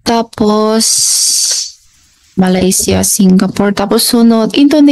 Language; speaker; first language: Filipino; non-native, learner; Chinese